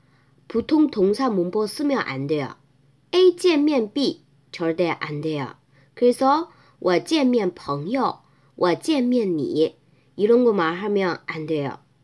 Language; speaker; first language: Korean; non-native, fluent; Chinese